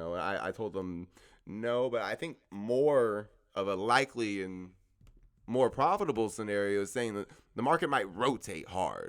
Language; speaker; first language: English; native; English